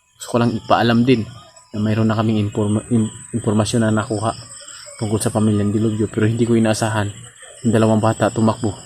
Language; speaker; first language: Filipino; non-native, local second language; Cebuano